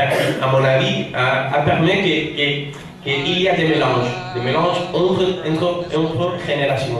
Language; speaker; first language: French; non-native, fluent; Spanish